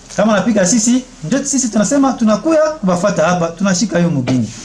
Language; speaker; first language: Swahili; non-native, local second language; Kinyarwanda